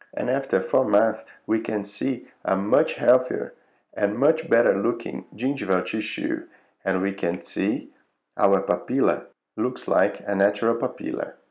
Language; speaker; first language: English; non-native, fluent; Portuguese